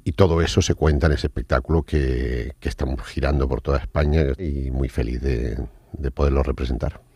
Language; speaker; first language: Spanish; non-native, fluent; Arabic